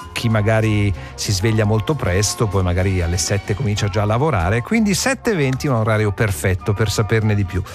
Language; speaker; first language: Italian; native; Italian